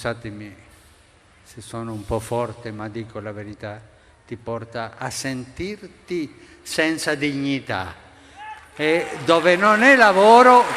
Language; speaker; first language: Italian; non-native, fluent; Spanish